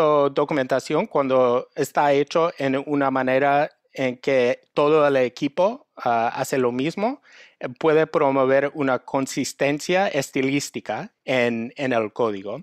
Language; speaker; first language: Spanish; non-native, fluent; English